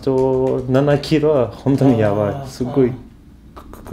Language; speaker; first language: Japanese; non-native, learner; Portuguese